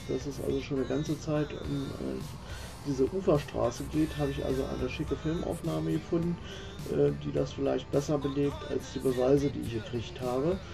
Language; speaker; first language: German; native; German